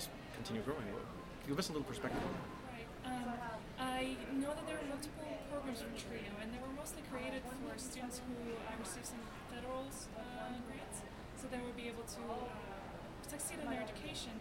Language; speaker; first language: English; non-native, fluent; Russian